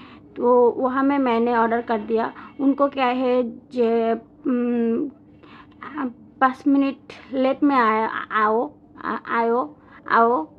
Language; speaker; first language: Hindi; non-native, learner; Bangla